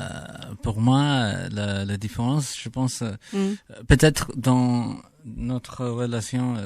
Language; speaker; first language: French; non-native, learner; English